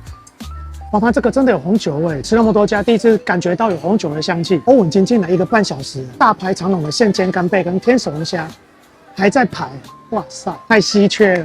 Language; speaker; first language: Chinese; native; Chinese